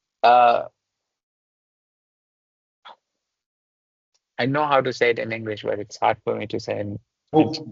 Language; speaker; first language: English; non-native, local second language; Hindi